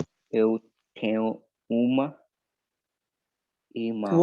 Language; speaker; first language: Portuguese; non-native, learner; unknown